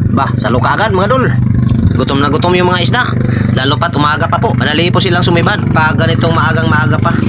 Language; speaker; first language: Filipino; non-native, local second language; Cebuano